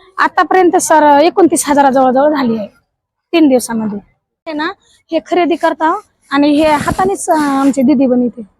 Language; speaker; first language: Marathi; non-native, local second language; Lambadi